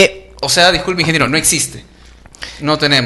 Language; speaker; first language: Spanish; native; Spanish